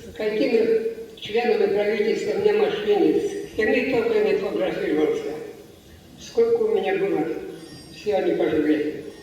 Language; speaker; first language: Russian; non-native, local second language; Abkhazian